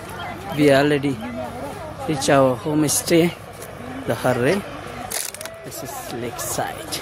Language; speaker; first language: English; non-native, learner; Nepali